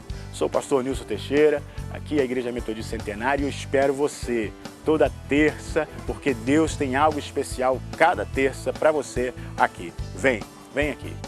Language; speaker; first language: Portuguese; native; Portuguese